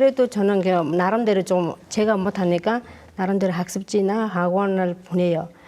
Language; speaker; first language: Korean; non-native, learner; Mongolian